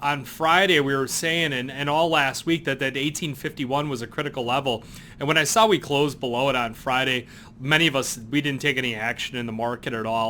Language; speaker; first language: English; native; English